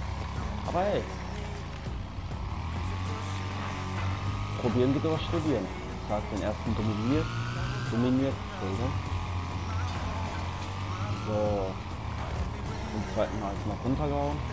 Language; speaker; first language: German; native; German